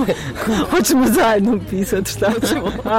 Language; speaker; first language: Croatian; native; Croatian